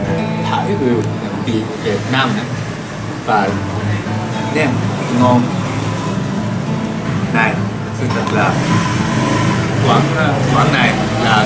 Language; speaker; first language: Vietnamese; non-native, learner; Japanese